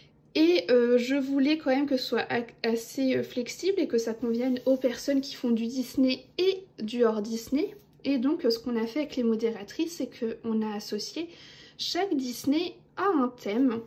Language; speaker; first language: French; native; French